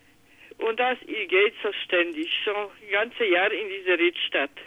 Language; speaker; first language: German; non-native, learner; Polish